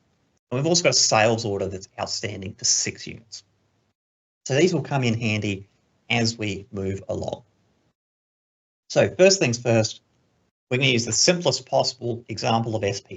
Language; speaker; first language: English; native; English